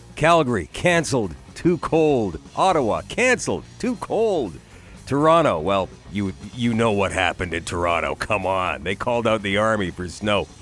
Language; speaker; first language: English; native; English